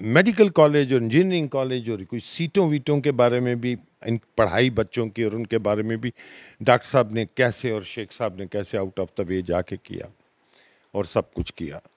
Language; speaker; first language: Hindi; non-native, local second language; Dogri